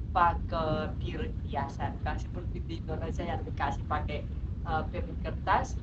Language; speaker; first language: Indonesian; non-native, fluent; Spanish